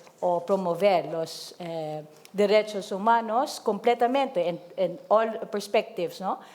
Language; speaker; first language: Spanish; non-native, learner; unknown